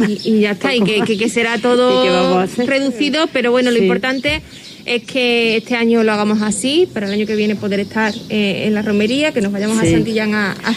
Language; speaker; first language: Spanish; native; Spanish